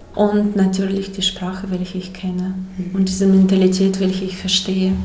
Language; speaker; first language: German; non-native, fluent; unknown